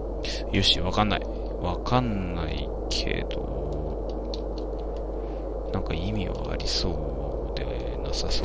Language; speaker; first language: Japanese; native; Japanese